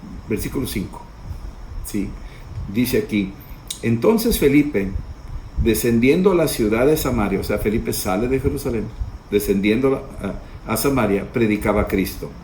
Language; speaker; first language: Spanish; native; Spanish